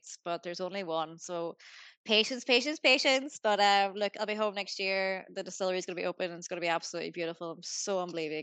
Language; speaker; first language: English; native; English